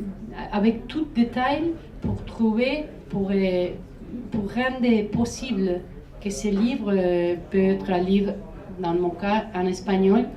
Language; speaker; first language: French; non-native, fluent; Spanish